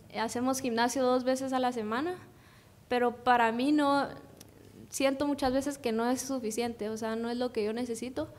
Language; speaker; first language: Spanish; native; Spanish